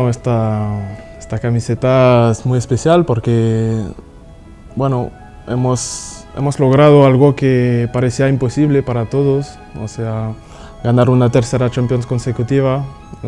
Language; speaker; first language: Spanish; non-native, fluent; French